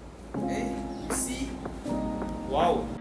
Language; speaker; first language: English; non-native, local second language; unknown